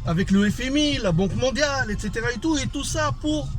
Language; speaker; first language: French; non-native, local second language; Arabic